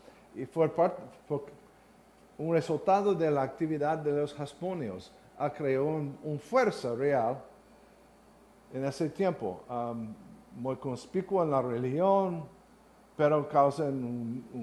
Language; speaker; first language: Spanish; non-native, learner; English